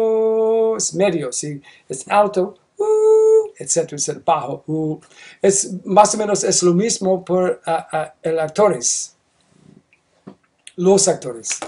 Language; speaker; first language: Spanish; non-native, learner; English